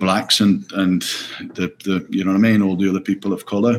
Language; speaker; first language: English; native; English